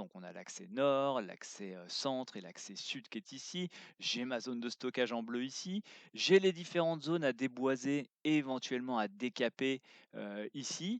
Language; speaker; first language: French; native; French